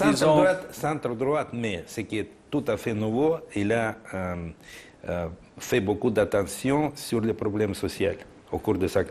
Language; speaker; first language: French; non-native, fluent; Russian